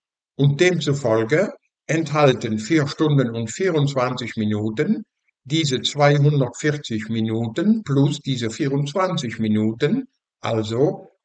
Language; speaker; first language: German; non-native, fluent; Dutch